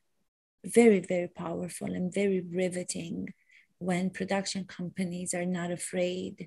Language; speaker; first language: English; non-native, fluent; Romanian